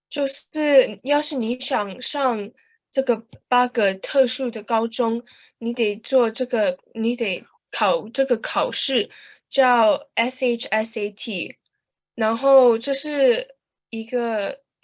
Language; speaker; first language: Chinese; early bilingual, heritage; Chinese